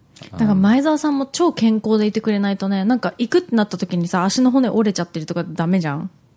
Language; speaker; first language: Japanese; early bilingual, heritage; Japanese